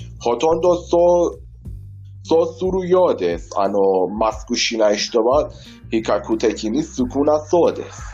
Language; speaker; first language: Japanese; non-native, learner; Persian